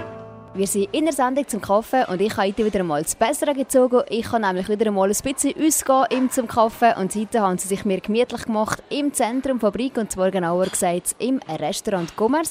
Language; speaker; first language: German; native; German